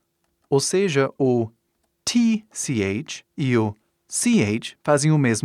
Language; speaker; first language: Portuguese; non-native, fluent; English